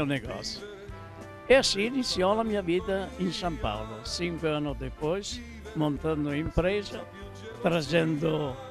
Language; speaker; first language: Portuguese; non-native, fluent; Italian